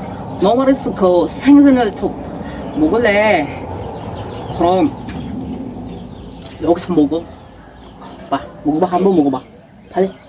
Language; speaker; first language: Korean; non-native, learner; Cebuano